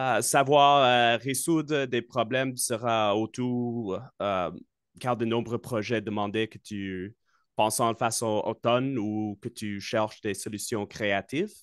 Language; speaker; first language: French; non-native, local second language; English